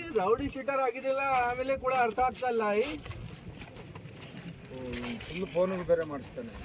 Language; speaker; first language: Kannada; non-native, learner; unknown